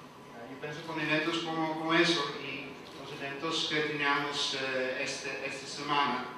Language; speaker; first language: Spanish; non-native, fluent; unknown